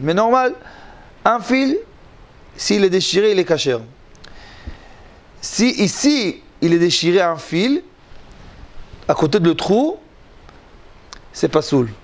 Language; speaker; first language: French; non-native, learner; Hebrew